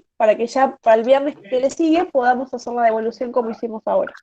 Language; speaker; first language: Spanish; native; Spanish